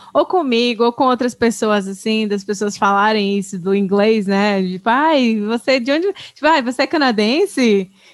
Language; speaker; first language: Portuguese; native; Portuguese